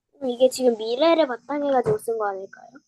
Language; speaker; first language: Korean; native; Korean